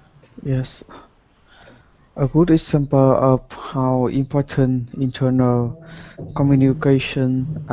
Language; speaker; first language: English; non-native, learner; Vietnamese